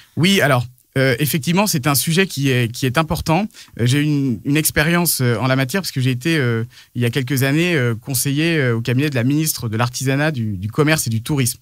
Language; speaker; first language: French; native; French